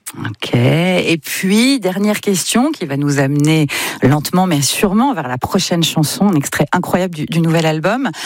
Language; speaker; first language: French; native; French